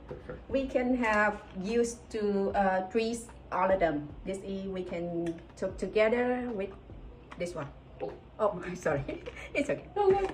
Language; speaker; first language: English; non-native, learner; Vietnamese